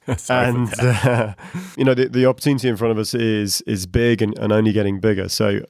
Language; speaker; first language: English; native; English